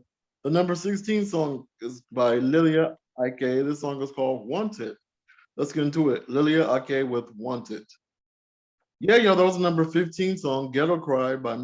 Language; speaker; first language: English; native; English